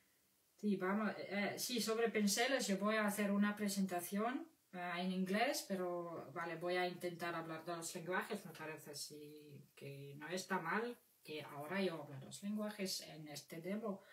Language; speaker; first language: Spanish; non-native, fluent; Russian